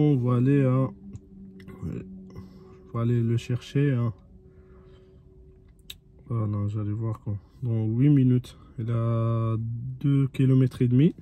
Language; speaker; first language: French; non-native, fluent; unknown